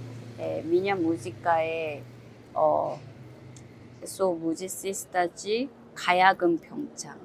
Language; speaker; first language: Portuguese; non-native, learner; Korean